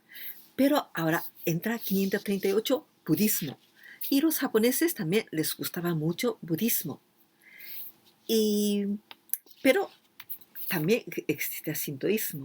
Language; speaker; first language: Spanish; non-native, fluent; Japanese